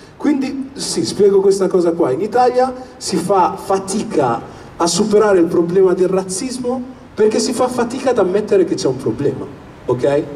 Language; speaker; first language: Italian; early bilingual, other home language; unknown